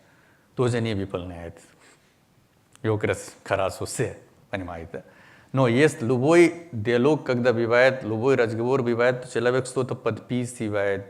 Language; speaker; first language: Russian; non-native, learner; Hindi